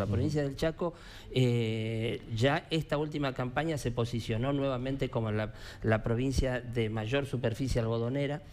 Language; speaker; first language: Spanish; native; Spanish